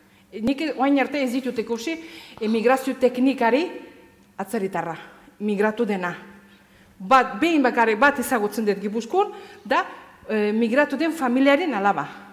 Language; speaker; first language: Basque; non-native, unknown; Azerbaijani